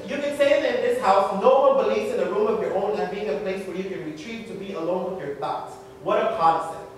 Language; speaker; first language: English; early bilingual, other home language; Spanish